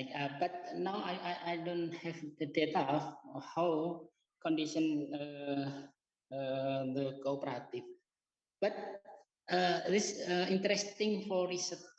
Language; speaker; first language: English; non-native, learner; Indonesian